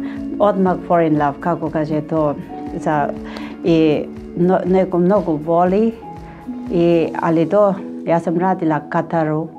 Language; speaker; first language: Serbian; non-native, learner; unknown